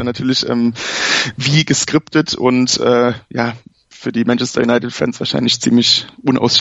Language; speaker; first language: German; native; German